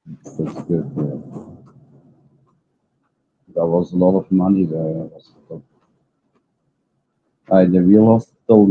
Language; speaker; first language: English; non-native, learner; Dutch